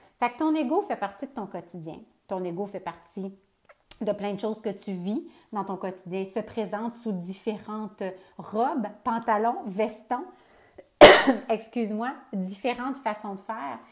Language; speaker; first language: French; native; French